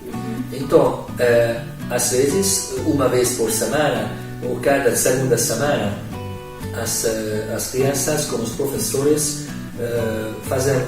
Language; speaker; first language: Portuguese; non-native, fluent; Hungarian